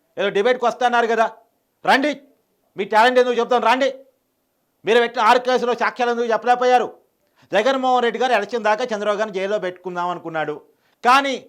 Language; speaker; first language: Telugu; native; Telugu